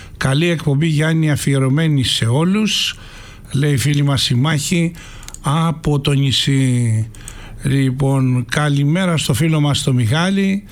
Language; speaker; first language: Greek; native; Greek